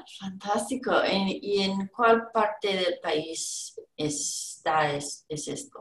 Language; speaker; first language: Spanish; non-native, learner; English